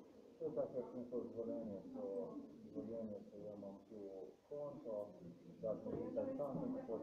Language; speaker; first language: Polish; non-native, learner; Croatian